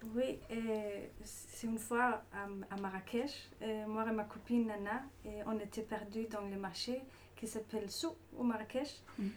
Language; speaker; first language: French; non-native, learner; Danish